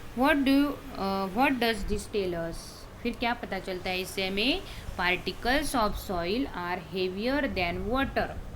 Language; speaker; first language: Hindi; non-native, local second language; Marathi